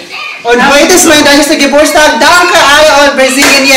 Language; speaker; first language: German; non-native, learner; Cebuano